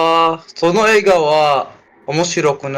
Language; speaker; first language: Japanese; non-native, learner; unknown